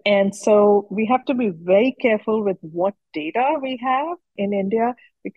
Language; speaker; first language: English; non-native, local second language; Hindi